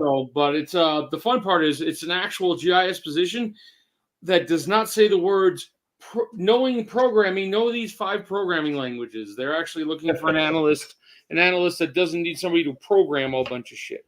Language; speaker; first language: English; native; English